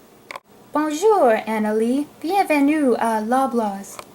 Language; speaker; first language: French; non-native, learner; English